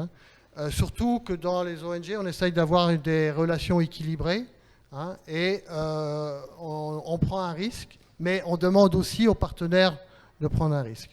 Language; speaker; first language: French; native; French